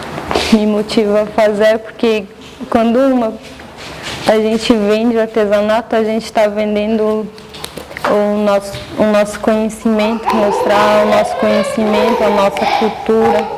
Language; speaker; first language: Portuguese; non-native, local second language; Guarani